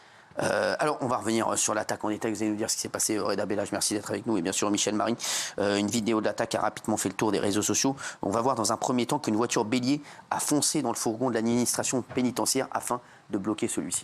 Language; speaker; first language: French; native; French